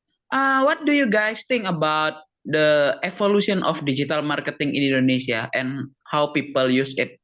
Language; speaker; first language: English; non-native, fluent; Indonesian